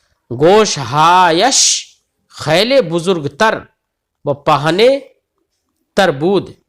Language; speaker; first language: Persian; non-native, fluent; Urdu